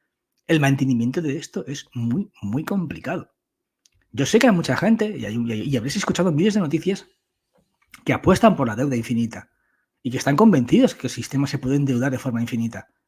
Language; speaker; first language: Spanish; native; Spanish